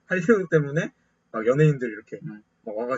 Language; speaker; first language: Korean; native; Korean